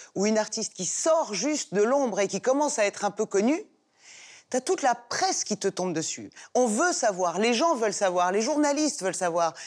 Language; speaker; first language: French; non-native, fluent; Persian